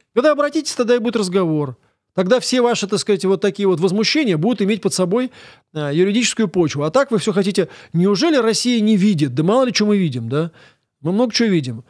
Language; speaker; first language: Russian; native; Russian